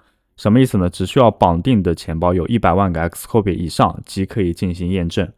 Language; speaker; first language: Chinese; native; Chinese